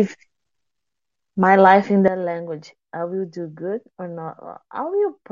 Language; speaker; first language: English; non-native, fluent; Portuguese